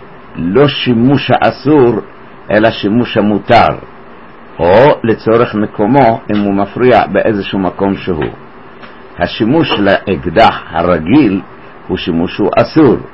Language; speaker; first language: Hebrew; native; Hebrew